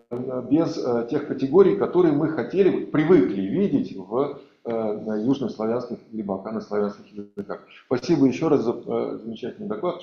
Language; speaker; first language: Russian; native; Russian